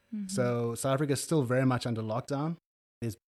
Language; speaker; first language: English; native; English